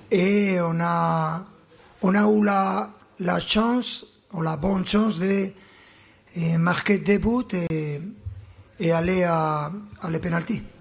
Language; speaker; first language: French; non-native, fluent; Spanish